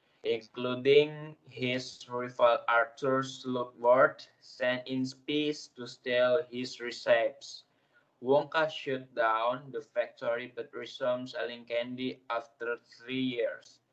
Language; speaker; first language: English; non-native, learner; Indonesian